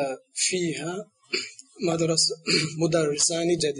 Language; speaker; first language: Arabic; non-native, learner; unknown